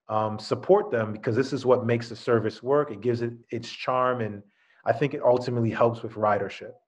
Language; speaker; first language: English; native; English